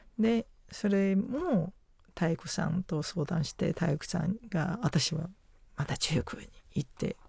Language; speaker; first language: Japanese; non-native, fluent; Chinese